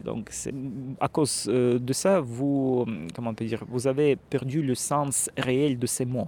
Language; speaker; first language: French; non-native, fluent; Russian